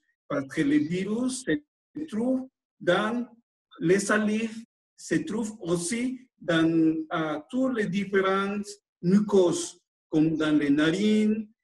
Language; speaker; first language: French; non-native, fluent; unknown